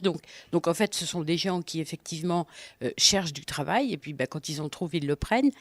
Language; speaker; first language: French; native; French